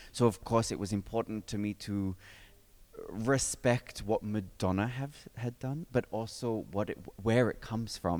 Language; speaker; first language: English; native; English